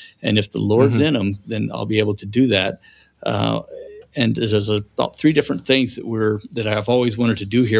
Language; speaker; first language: English; native; English